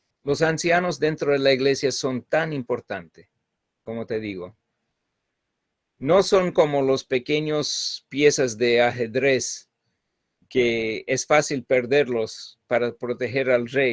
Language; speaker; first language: Spanish; non-native, fluent; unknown